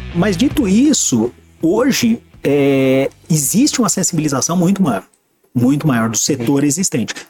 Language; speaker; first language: Portuguese; native; Portuguese